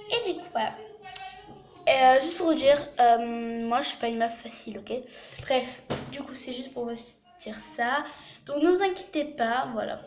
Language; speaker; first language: French; native; French